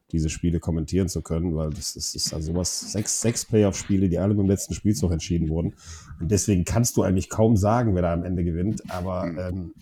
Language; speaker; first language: German; non-native, fluent; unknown